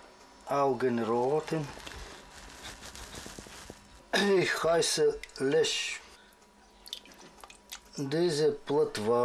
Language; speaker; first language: German; non-native, learner; Russian